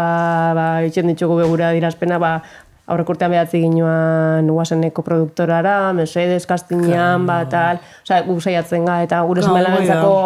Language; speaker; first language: Basque; native; Basque